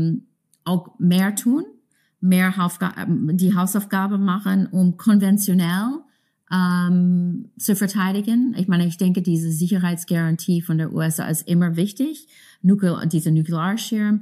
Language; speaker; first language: German; non-native, fluent; English